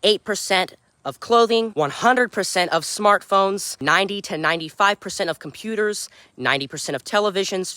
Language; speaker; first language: English; native; English